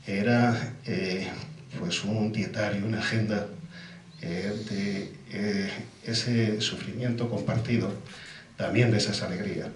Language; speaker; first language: Spanish; native; Spanish